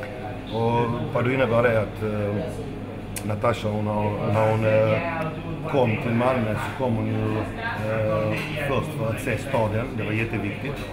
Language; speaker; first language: Swedish; early bilingual, other home language; Macedonian